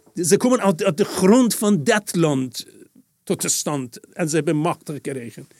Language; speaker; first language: Dutch; non-native, fluent; Persian